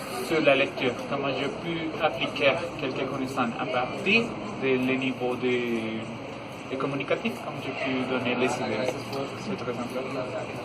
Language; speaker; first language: French; non-native, learner; Spanish